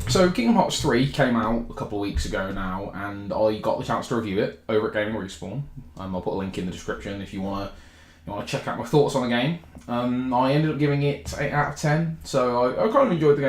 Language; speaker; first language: English; native; English